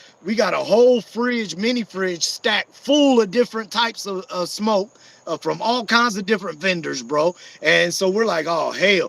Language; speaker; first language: English; native; English